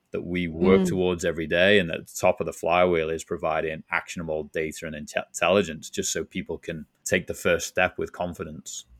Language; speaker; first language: English; native; English